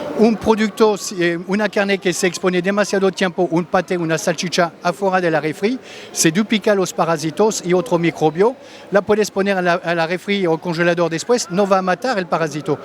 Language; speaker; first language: Spanish; non-native, fluent; French